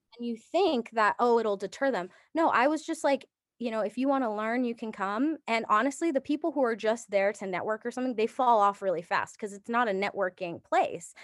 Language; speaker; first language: English; early bilingual, other home language; Japanese